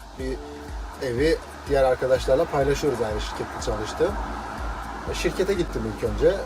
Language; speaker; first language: Turkish; native; Turkish